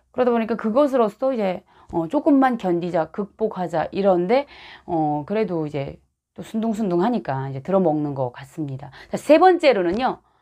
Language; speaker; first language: Korean; native; Korean